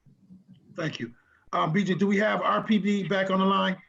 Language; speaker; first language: English; native; English